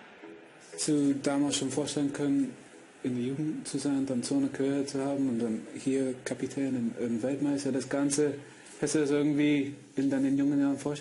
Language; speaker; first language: German; non-native, fluent; English